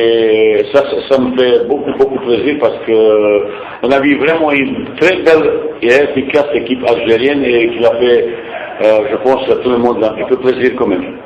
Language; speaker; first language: French; non-native, fluent; Bosnian